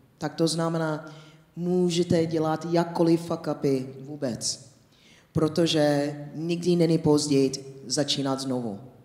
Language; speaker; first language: Czech; non-native, fluent; English